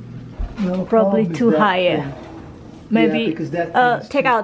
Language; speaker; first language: English; non-native, learner; Indonesian